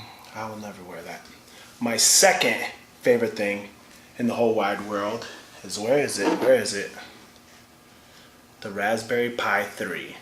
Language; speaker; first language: English; native; English